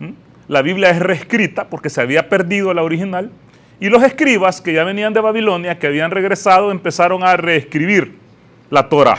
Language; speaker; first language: Spanish; native; Spanish